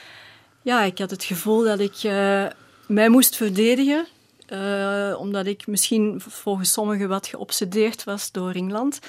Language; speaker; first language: Dutch; native; Dutch